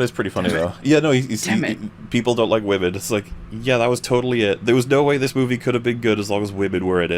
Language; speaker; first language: English; native; English